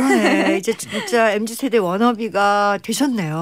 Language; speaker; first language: Korean; native; Korean